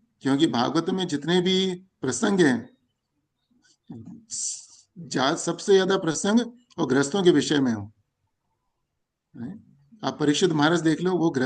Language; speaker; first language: Hindi; native; Hindi